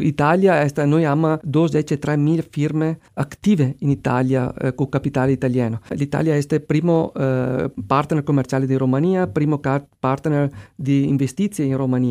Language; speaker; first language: Romanian; non-native, learner; Italian